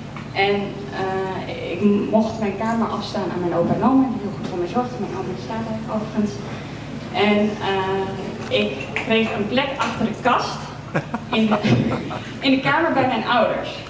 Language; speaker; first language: Dutch; native; Dutch